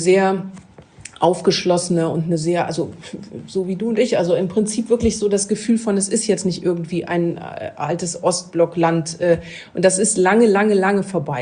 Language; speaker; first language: German; native; German